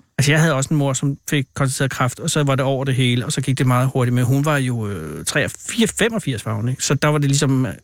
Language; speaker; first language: Danish; native; Danish